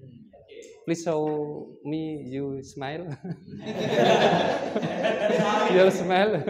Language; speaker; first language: English; non-native, learner; Indonesian